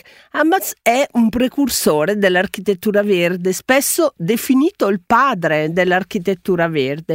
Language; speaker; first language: Italian; native; Italian